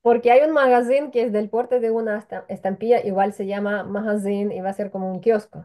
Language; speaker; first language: Spanish; non-native, fluent; Ukrainian